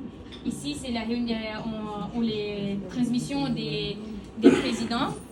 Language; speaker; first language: French; non-native, learner; Portuguese